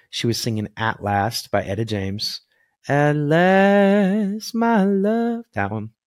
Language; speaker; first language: English; native; English